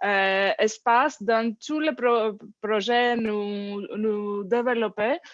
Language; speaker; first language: French; non-native, learner; English